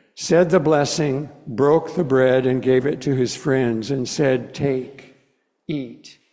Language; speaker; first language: English; native; English